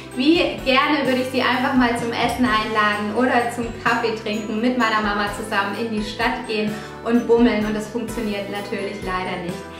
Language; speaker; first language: German; early bilingual, other home language; Italian